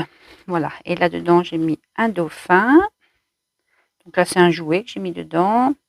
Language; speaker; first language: French; native; French